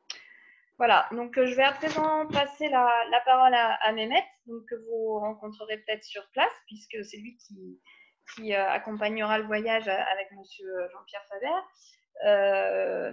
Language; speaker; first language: French; native; French